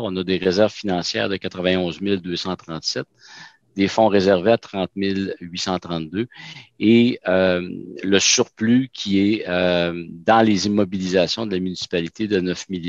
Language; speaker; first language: French; native; French